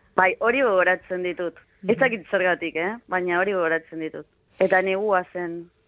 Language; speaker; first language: Basque; non-native, fluent; Spanish